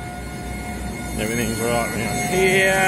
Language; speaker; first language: English; native; English